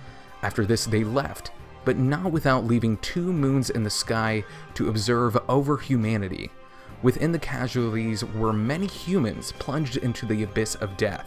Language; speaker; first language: English; native; English